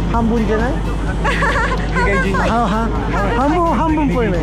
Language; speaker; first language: Japanese; non-native, learner; Filipino